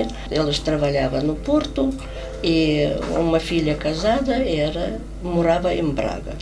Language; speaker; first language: Portuguese; non-native, learner; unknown